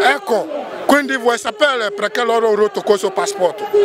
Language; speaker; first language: Italian; non-native, fluent; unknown